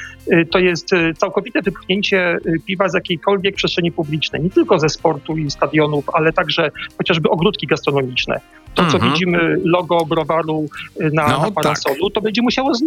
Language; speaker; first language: Polish; native; Polish